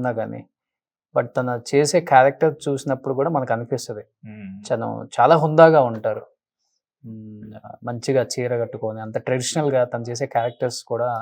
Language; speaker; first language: Telugu; native; Telugu